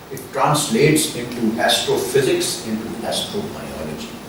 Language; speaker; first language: English; non-native, local second language; Urdu